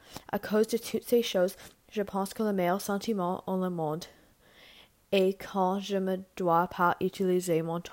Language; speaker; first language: French; non-native, learner; English